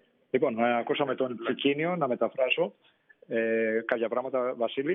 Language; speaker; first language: Greek; native; Greek